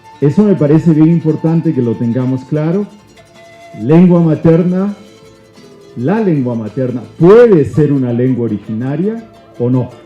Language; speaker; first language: Spanish; native; Spanish